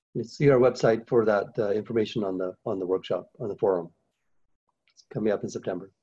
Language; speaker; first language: English; early bilingual, other home language; Hindi